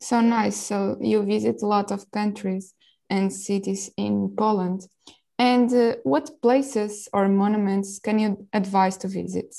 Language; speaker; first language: English; non-native, local second language; Portuguese